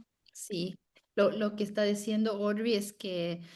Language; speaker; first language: Spanish; non-native, fluent; Norwegian